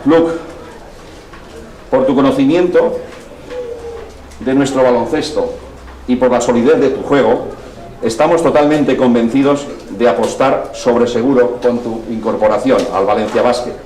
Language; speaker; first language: Spanish; native; Spanish